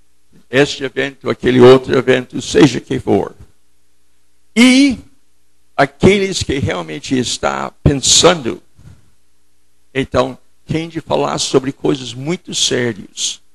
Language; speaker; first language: Portuguese; non-native, fluent; English